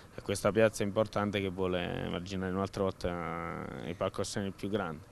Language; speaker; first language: Italian; native; Italian